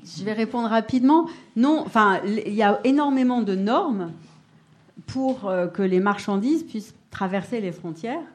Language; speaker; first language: French; native; French